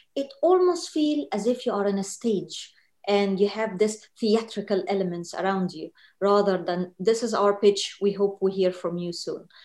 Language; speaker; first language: English; non-native, fluent; Arabic